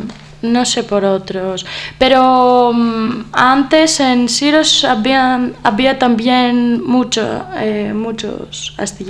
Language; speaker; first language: Spanish; non-native, learner; Greek